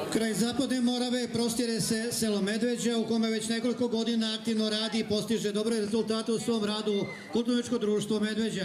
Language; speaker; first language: Bosnian; native; Bosnian